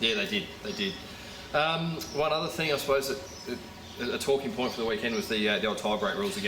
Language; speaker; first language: English; native; English